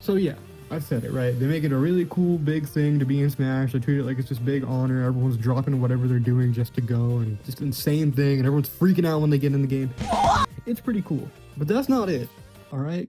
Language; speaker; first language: English; native; English